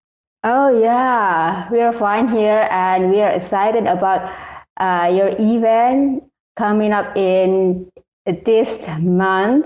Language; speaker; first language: English; non-native, learner; Indonesian